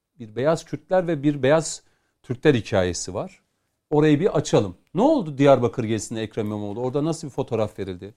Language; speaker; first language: Turkish; native; Turkish